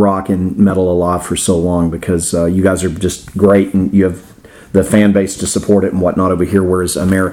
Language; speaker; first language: English; native; English